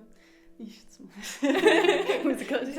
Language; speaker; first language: Japanese; non-native, learner; German